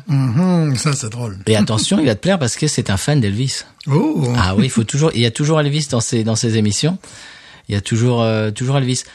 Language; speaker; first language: French; native; French